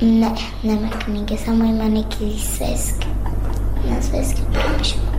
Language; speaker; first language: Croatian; non-native, learner; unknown